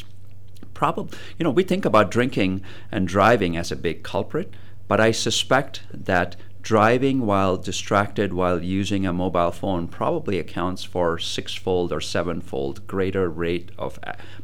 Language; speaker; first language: English; non-native, local second language; Tamil